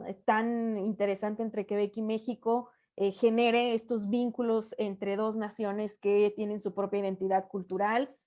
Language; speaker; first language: Spanish; native; Spanish